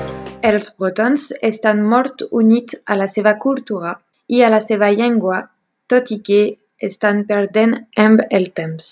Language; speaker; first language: Catalan; non-native, learner; French